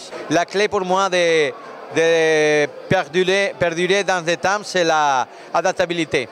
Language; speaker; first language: French; non-native, learner; Spanish